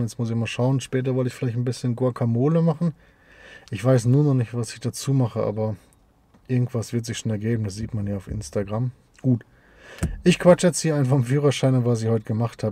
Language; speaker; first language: German; native; German